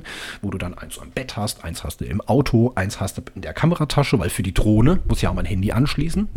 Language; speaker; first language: German; native; German